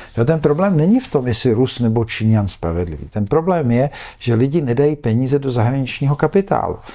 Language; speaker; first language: Czech; native; Czech